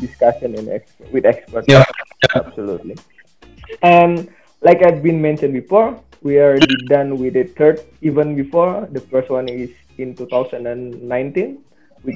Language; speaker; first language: English; non-native, learner; Indonesian